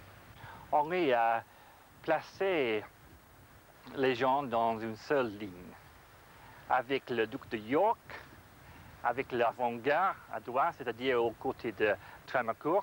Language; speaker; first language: French; non-native, fluent; English